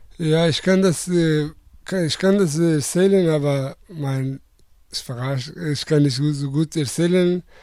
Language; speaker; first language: German; non-native, learner; Persian